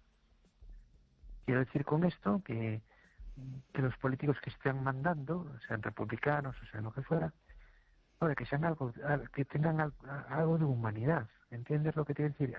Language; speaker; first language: Spanish; native; Spanish